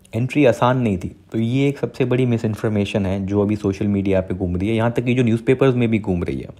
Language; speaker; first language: Hindi; non-native, local second language; Gujarati